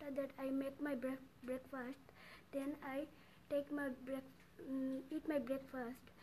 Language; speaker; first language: English; non-native, learner; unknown